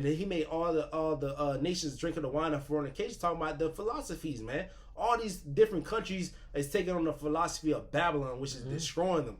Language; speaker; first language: English; native; English